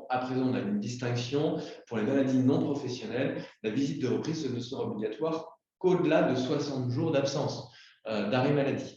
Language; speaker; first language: French; native; French